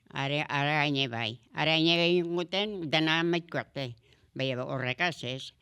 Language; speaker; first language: Basque; native; Basque